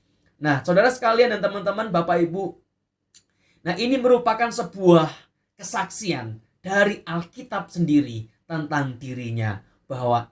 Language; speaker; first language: Indonesian; native; Indonesian